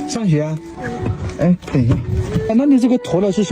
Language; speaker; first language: Chinese; native; Chinese